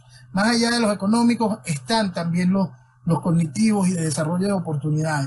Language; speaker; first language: Spanish; native; Spanish